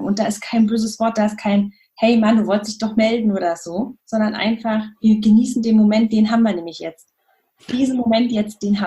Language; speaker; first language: German; native; German